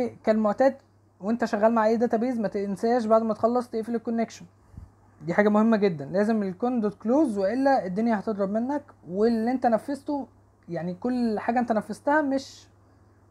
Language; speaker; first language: Arabic; native; Arabic